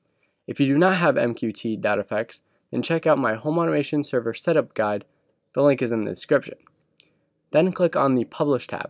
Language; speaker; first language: English; native; English